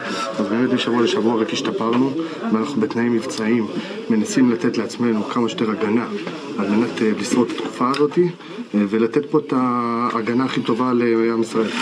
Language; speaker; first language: Hebrew; native; Hebrew